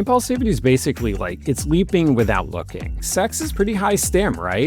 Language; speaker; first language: English; native; English